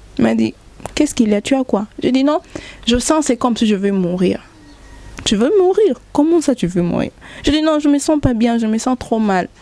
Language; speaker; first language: French; non-native, local second language; Lingala